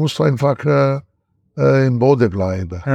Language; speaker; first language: German; non-native, learner; Italian